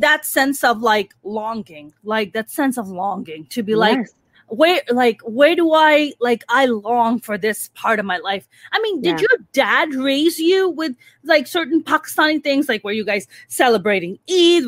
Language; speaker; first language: English; non-native, local second language; Urdu